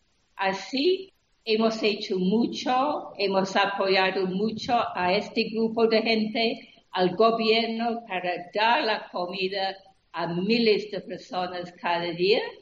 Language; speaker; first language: Spanish; non-native, fluent; English